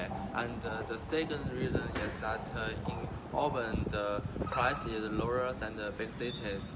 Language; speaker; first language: English; non-native, learner; Chinese